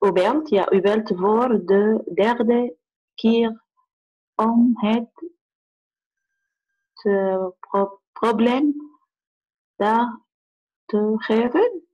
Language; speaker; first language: Dutch; non-native, learner; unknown